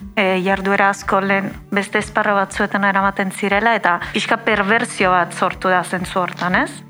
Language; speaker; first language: Basque; non-native, fluent; Italian